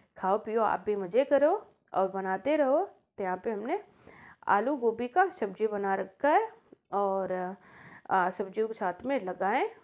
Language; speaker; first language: Hindi; native; Hindi